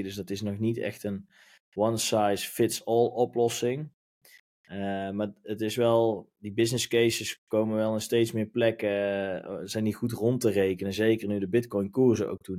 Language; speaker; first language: Dutch; native; Dutch